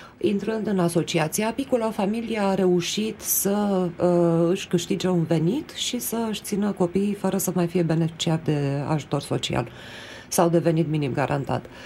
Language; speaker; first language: Romanian; native; Romanian